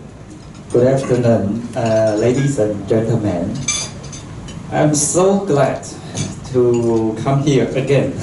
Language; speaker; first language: English; non-native, local second language; Chinese